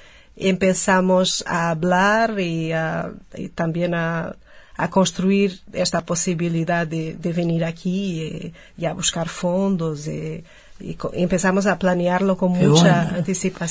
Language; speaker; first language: Spanish; non-native, fluent; Portuguese